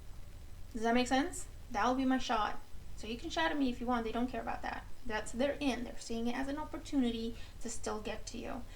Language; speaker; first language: English; native; English